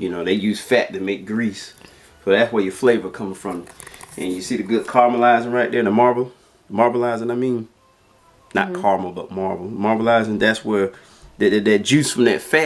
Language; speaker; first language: English; native; English